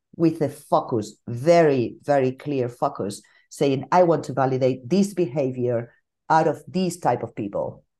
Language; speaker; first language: English; non-native, fluent; Spanish